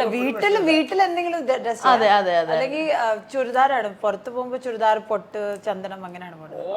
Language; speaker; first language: Malayalam; non-native, local second language; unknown